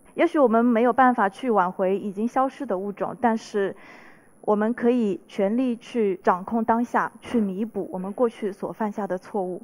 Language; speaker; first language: Chinese; native; Chinese